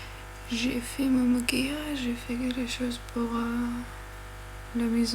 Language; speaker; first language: French; non-native, learner; Russian